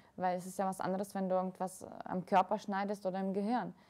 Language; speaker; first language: German; early bilingual, other home language; Russian